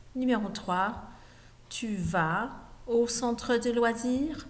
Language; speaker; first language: French; non-native, fluent; English